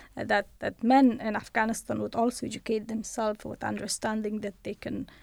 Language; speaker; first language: English; non-native, fluent; Persian